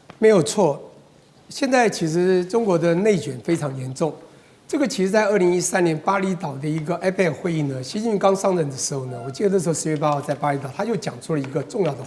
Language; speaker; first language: Chinese; native; Chinese